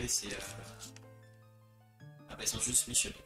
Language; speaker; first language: French; native; French